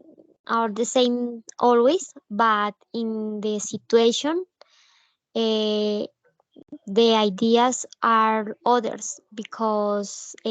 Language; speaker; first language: English; non-native, learner; Spanish